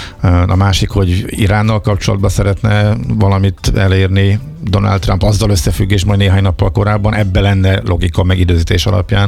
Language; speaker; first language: Hungarian; native; Hungarian